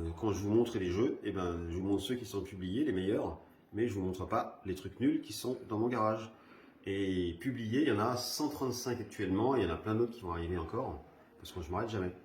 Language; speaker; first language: French; early bilingual, other home language; Spanish